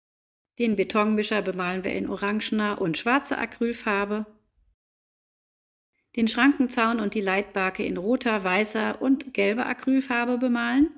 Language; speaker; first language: German; native; German